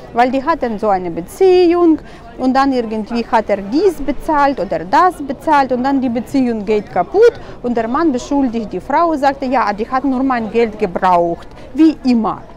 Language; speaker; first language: German; non-native, fluent; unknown